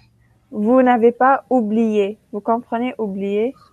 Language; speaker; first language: French; non-native, local second language; Arabic